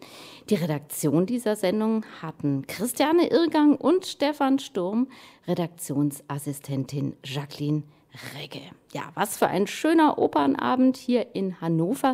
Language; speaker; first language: German; native; German